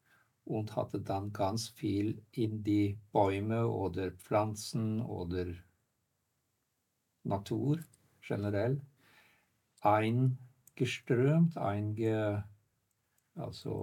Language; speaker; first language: German; non-native, fluent; Norwegian